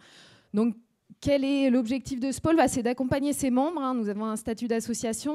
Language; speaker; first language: French; native; French